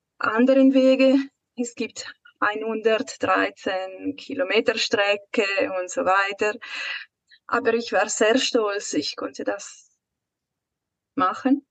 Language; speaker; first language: German; non-native, local second language; Italian